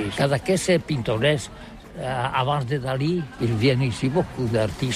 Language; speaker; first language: French; non-native, learner; Catalan